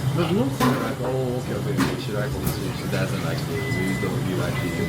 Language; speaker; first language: English; non-native, learner; Japanese